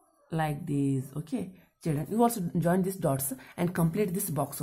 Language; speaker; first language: English; non-native, local second language; Kannada